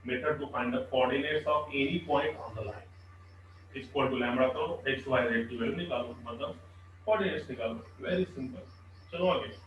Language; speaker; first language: Hindi; non-native, local second language; Marathi